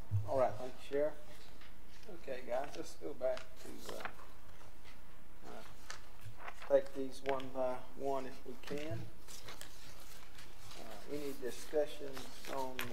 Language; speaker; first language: English; native; English